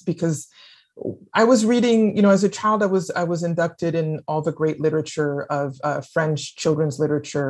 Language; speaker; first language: English; non-native, fluent; French